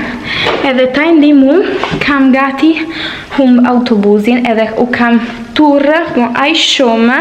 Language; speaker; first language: Albanian; early bilingual, heritage; Albanian